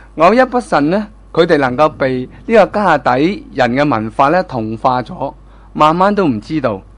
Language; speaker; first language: Chinese; non-native, local second language; Cantonese